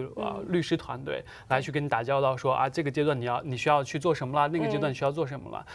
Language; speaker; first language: Chinese; native; Chinese